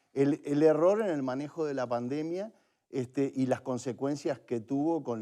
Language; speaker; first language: Spanish; native; Spanish